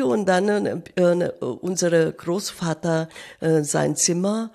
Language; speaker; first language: German; non-native, fluent; Korean